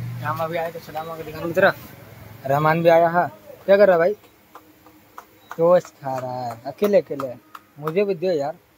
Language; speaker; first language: Hindi; non-native, local second language; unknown